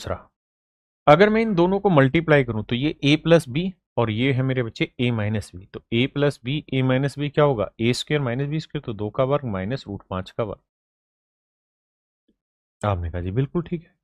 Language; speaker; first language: Hindi; native; Hindi